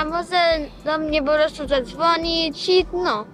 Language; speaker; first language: Polish; early bilingual, heritage; Polish